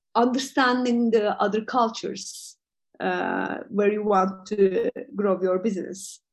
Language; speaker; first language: English; non-native, fluent; Turkish